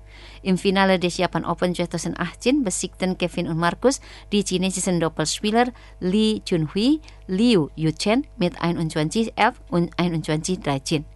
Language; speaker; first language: German; non-native, fluent; Indonesian